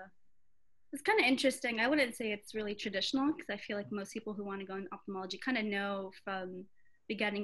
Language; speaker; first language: English; native; English